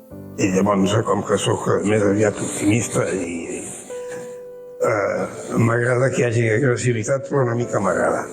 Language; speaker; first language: Catalan; early bilingual, heritage; Catalan